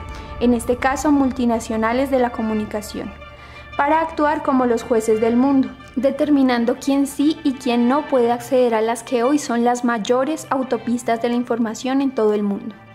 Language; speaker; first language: Spanish; native; Spanish